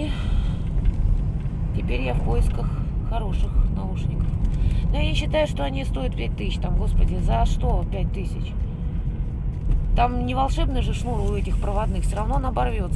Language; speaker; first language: Russian; native; Russian